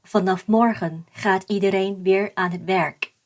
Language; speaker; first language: Dutch; non-native, fluent; Thai